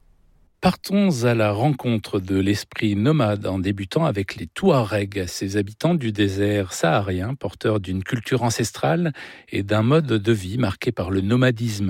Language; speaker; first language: French; native; French